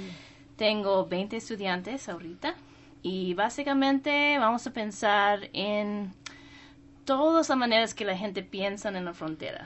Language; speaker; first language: Spanish; non-native, fluent; English